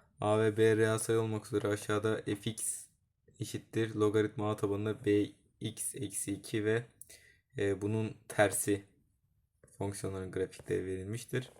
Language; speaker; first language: Turkish; native; Turkish